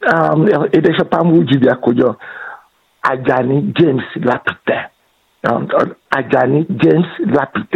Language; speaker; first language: Hungarian; non-native, fluent; Yoruba